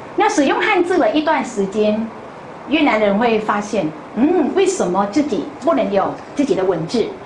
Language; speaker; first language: Chinese; non-native, fluent; Vietnamese